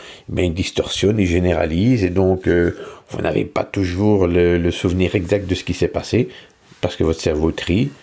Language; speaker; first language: French; native; French